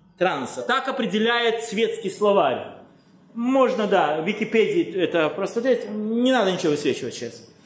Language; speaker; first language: Russian; native; Russian